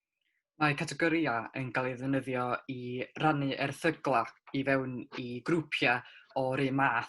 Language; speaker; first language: Welsh; native; Welsh